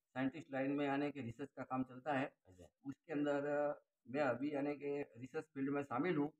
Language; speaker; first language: Hindi; non-native, local second language; Gujarati